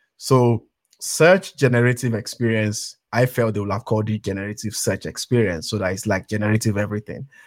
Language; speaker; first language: English; non-native, local second language; Yoruba